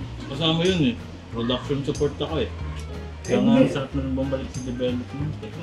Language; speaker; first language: Filipino; native; Filipino